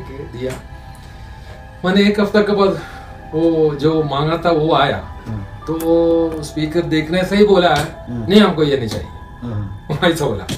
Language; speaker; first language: Hindi; non-native, local second language; Malayalam